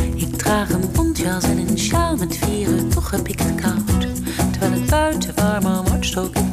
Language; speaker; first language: Dutch; native; Dutch